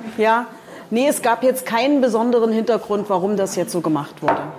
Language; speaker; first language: German; native; German